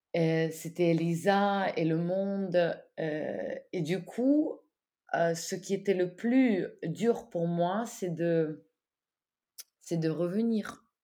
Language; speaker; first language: French; non-native, fluent; Ukrainian